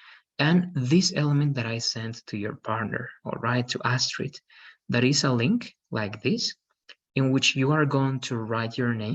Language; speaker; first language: English; non-native, fluent; Spanish